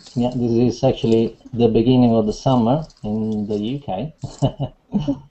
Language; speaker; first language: English; non-native, fluent; Italian